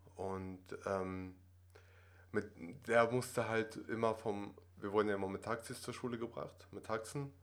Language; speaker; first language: German; early bilingual, other home language; Russian